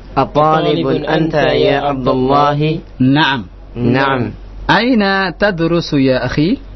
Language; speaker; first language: Arabic; non-native, fluent; Indonesian